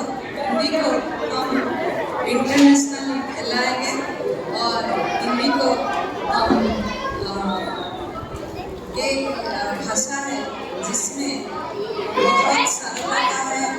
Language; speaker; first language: Hindi; non-native, local second language; Odia